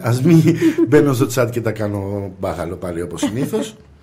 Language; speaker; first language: Greek; native; Greek